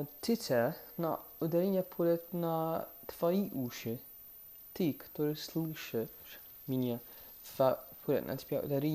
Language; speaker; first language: Russian; non-native, fluent; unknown